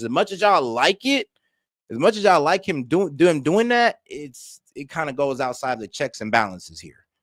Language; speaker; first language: English; native; English